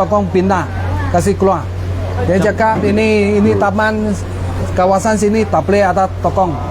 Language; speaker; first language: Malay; non-native, local second language; Cantonese